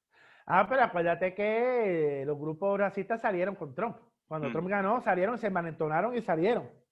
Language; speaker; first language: Spanish; native; Spanish